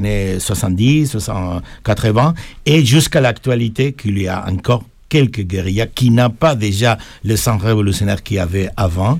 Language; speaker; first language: French; non-native, fluent; Spanish